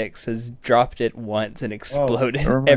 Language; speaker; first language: English; native; English